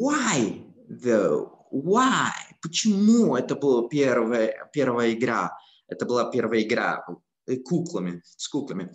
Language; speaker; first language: Russian; non-native, learner; Spanish